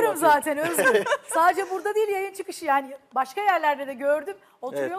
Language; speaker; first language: Turkish; native; Turkish